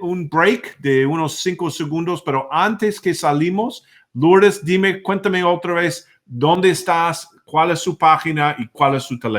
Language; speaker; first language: Spanish; non-native, fluent; English